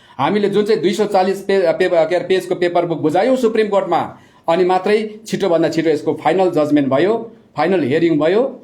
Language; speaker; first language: Nepali; native; Nepali